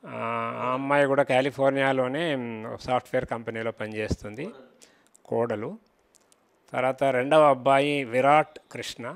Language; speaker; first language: Telugu; native; Telugu